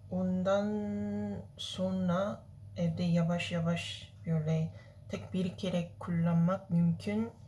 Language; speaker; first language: Turkish; non-native, learner; Korean